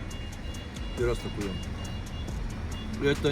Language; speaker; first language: Russian; native; Russian